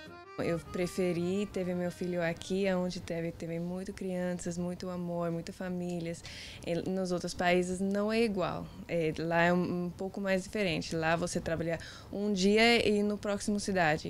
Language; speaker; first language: Portuguese; non-native, learner; Afrikaans